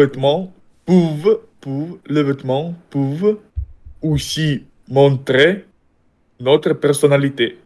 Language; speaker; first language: French; non-native, learner; Russian